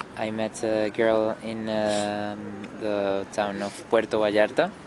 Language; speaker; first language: English; non-native, fluent; Spanish